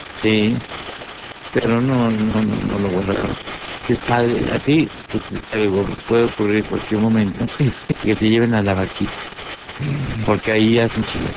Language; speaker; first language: Spanish; native; Spanish